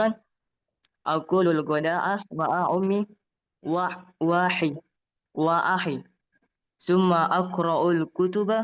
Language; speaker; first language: Arabic; non-native, learner; Indonesian